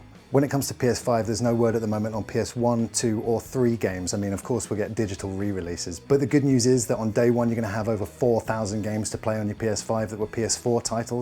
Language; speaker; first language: English; native; English